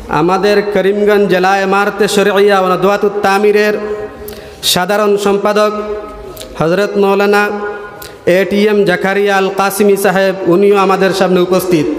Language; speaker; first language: Bangla; native; Bangla